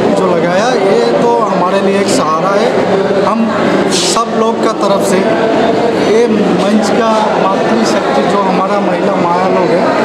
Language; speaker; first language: Hindi; non-native, local second language; Bangla